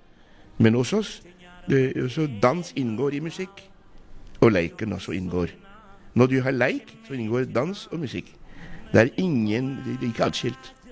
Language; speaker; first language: Norwegian; non-native, fluent; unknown